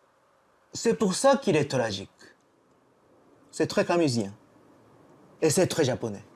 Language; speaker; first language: French; non-native, fluent; Japanese